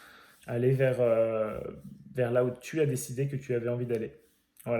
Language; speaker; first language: French; native; French